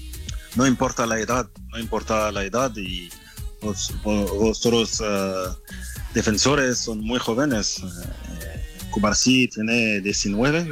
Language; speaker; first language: Spanish; non-native, learner; French